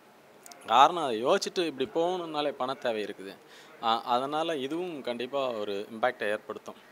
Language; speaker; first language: Tamil; native; Tamil